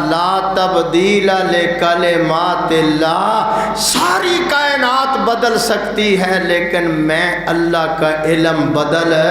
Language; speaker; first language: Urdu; non-native, local second language; Punjabi